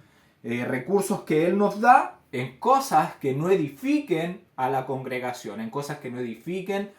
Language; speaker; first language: Spanish; native; Spanish